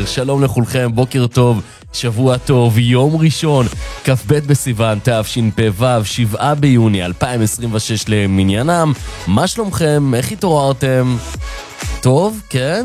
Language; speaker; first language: Hebrew; native; Hebrew